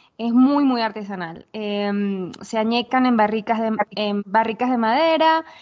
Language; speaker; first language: Spanish; native; Spanish